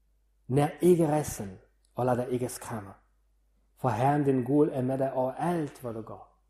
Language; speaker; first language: Danish; non-native, fluent; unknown